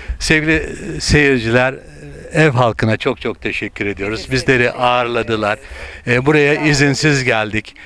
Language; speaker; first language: Turkish; native; Turkish